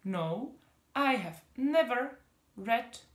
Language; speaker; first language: English; non-native, fluent; Czech